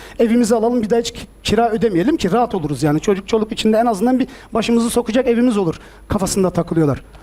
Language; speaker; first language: Turkish; early bilingual, heritage; Turkish